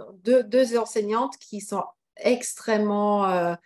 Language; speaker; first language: French; non-native, fluent; German